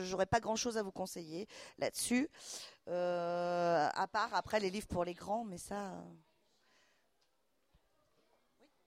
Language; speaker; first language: French; native; French